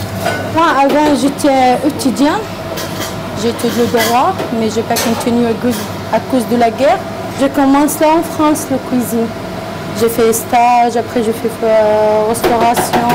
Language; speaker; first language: French; non-native, learner; Arabic